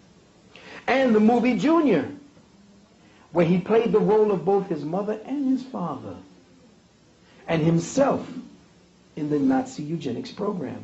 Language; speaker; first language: English; native; English